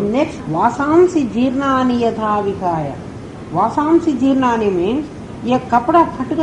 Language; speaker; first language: Hindi; non-native, local second language; Telugu